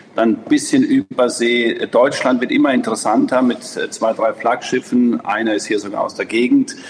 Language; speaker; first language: German; non-native, fluent; Croatian